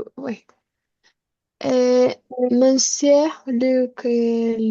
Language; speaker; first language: French; non-native, learner; Spanish